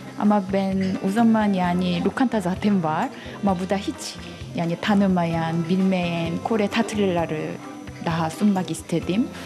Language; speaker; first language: Turkish; non-native, fluent; Korean